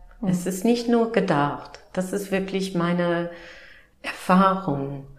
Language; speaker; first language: German; non-native, fluent; English